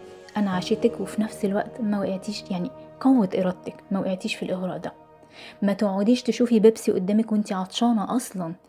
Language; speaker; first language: Arabic; native; Arabic